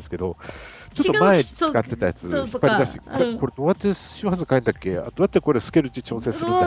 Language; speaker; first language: Japanese; native; Japanese